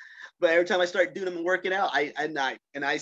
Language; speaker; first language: English; native; English